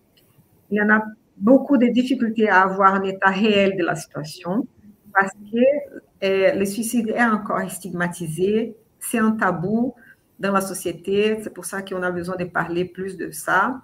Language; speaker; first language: French; non-native, fluent; Portuguese